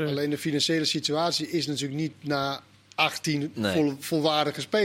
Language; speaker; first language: Dutch; non-native, fluent; Danish